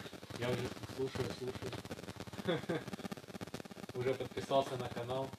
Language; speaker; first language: Russian; native; Russian